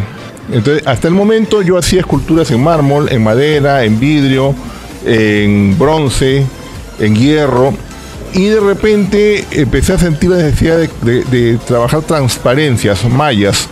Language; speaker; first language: Spanish; native; Spanish